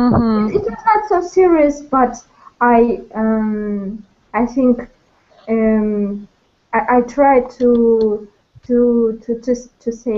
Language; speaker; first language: English; non-native, learner; Russian